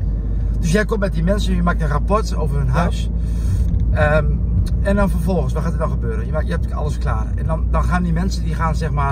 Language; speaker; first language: Dutch; native; Dutch